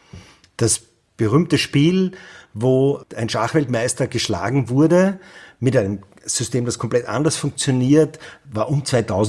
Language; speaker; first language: German; native; German